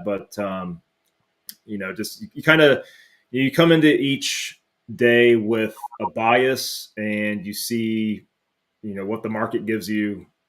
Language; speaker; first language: English; native; English